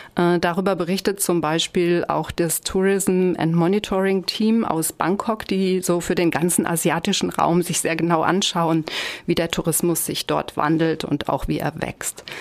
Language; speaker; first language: German; native; German